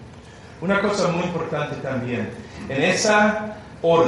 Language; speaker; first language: Spanish; non-native, learner; English